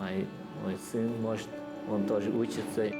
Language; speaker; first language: Russian; non-native, local second language; Uzbek